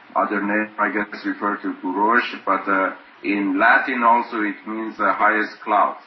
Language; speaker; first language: English; non-native, fluent; Persian